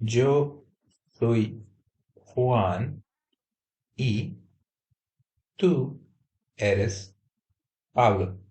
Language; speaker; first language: Spanish; non-native, fluent; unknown